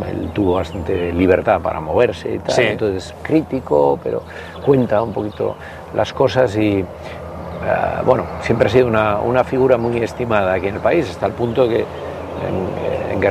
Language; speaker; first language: Spanish; native; Spanish